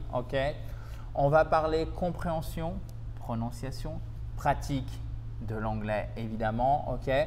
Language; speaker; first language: French; native; French